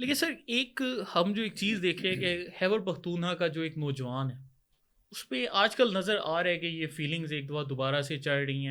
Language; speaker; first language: Urdu; native; Urdu